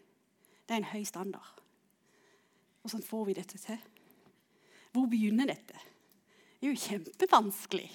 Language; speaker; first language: Norwegian; non-native, fluent; English